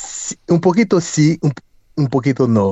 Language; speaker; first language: Spanish; non-native, fluent; English